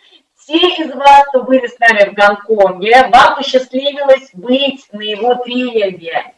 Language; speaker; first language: Russian; native; Russian